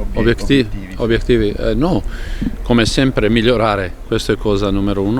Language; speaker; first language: Italian; non-native, fluent; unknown